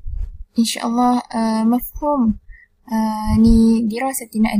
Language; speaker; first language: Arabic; non-native, learner; Malay